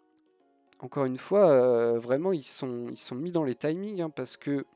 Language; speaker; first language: French; native; French